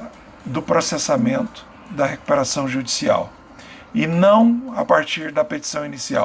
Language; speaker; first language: Portuguese; native; Portuguese